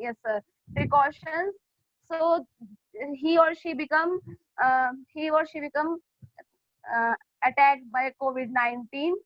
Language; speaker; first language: English; non-native, learner; Hindi